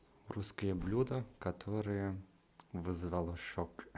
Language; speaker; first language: Russian; non-native, learner; Hungarian